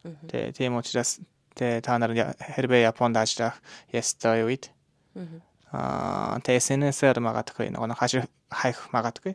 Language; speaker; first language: Mongolian; non-native, learner; Japanese